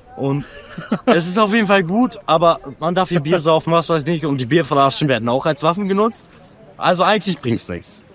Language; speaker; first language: German; non-native, fluent; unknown